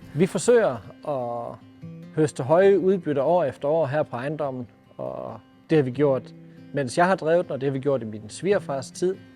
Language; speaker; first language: Danish; native; Danish